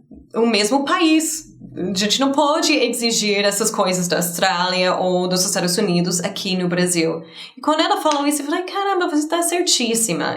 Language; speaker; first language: Portuguese; non-native, fluent; English